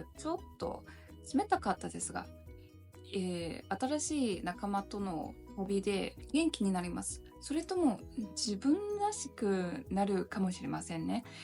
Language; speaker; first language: Japanese; non-native, learner; Chinese